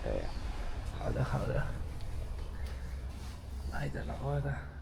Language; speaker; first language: Chinese; non-native, learner; Turkmen